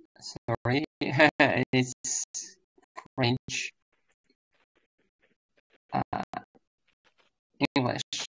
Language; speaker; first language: English; non-native, learner; Russian